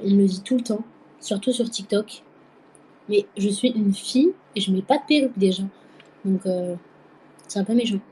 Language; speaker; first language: French; native; French